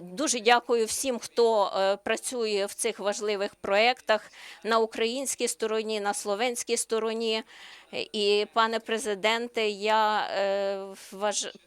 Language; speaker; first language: Ukrainian; non-native, learner; Slovenian